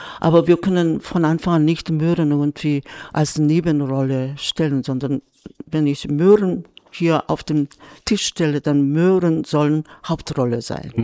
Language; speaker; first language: German; non-native, fluent; Korean